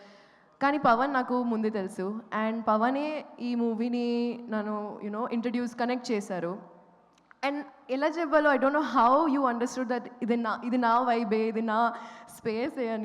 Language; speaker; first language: Telugu; non-native, fluent; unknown